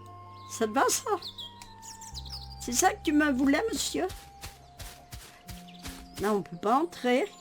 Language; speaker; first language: French; native; French